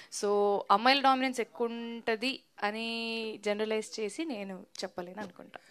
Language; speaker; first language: Telugu; native; Telugu